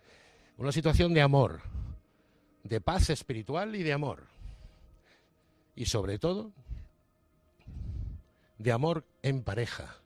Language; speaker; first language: Spanish; native; Spanish